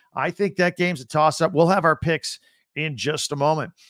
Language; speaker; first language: English; native; English